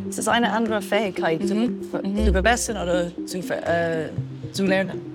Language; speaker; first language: German; non-native, fluent; English